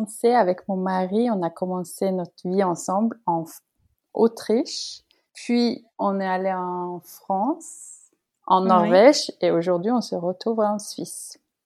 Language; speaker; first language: French; non-native, fluent; Norwegian